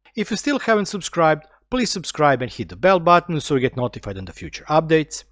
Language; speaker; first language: English; non-native, fluent; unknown